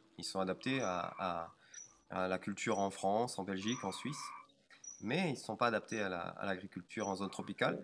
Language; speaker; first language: French; native; French